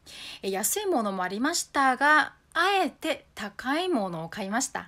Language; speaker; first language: Japanese; non-native, fluent; Korean